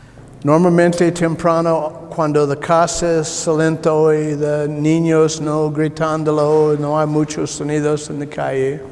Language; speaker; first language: Spanish; non-native, learner; English